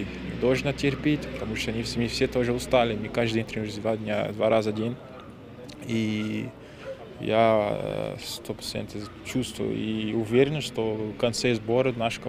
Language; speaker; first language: Russian; non-native, fluent; Portuguese